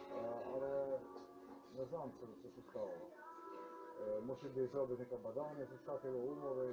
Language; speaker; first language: Polish; non-native, learner; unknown